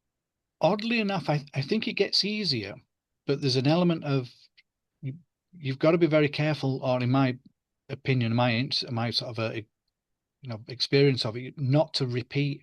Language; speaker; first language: English; native; English